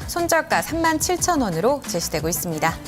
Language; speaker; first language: Korean; native; Korean